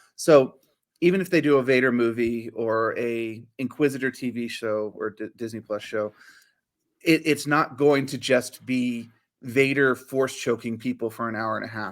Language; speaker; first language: English; native; English